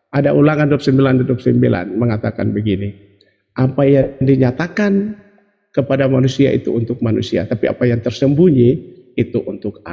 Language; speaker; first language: Indonesian; native; Indonesian